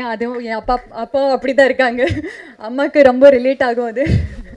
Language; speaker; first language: Tamil; non-native, fluent; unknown